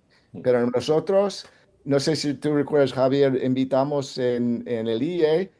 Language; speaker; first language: Spanish; non-native, fluent; English